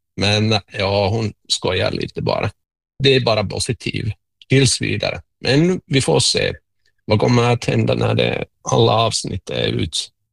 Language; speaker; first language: Swedish; non-native, local second language; Finnish